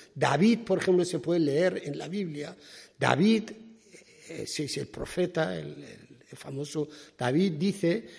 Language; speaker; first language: Spanish; non-native, fluent; Persian